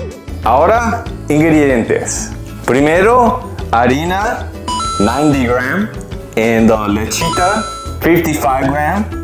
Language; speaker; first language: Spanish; non-native, learner; Korean